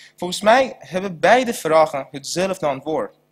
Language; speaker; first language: Dutch; non-native, learner; Persian